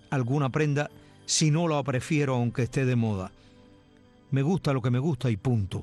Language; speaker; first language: Spanish; native; Spanish